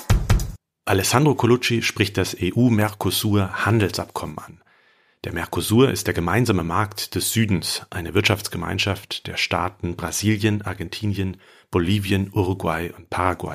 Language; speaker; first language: German; native; German